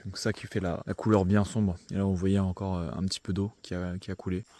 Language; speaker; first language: French; native; French